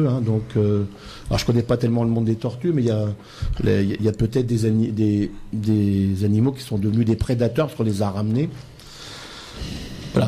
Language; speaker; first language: French; native; French